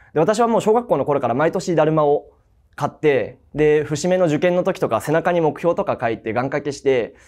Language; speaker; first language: Japanese; native; Japanese